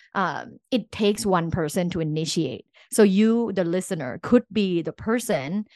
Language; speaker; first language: English; non-native, fluent; Thai